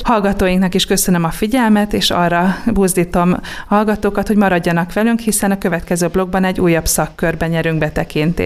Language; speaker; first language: Hungarian; native; Hungarian